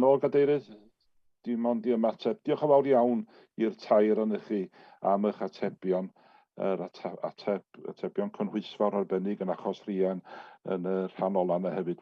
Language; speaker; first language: Welsh; native; Welsh